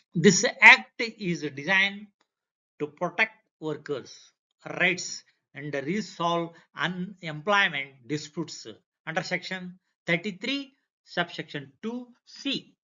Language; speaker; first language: English; non-native, local second language; Kannada